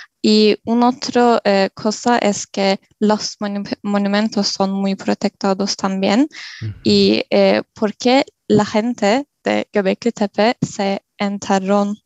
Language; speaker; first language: Spanish; non-native, learner; Turkish